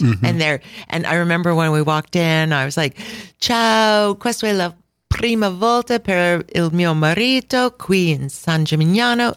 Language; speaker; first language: Italian; non-native, learner; English